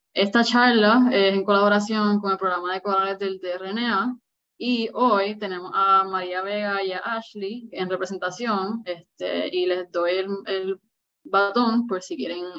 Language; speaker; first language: Spanish; native; Spanish